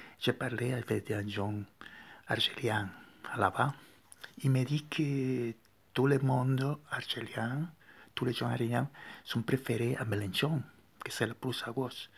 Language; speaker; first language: French; non-native, learner; Spanish